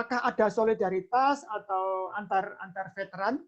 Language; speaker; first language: Indonesian; native; Indonesian